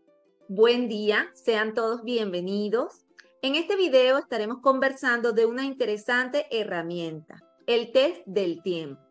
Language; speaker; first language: Spanish; native; Spanish